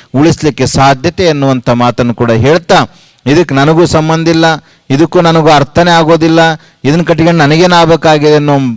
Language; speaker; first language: Kannada; native; Kannada